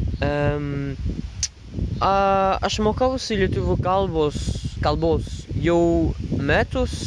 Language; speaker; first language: Lithuanian; non-native, learner; French